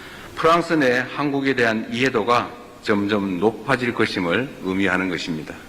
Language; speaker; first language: Korean; native; Korean